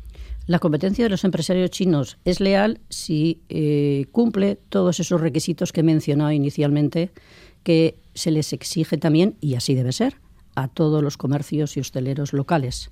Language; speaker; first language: Spanish; native; Spanish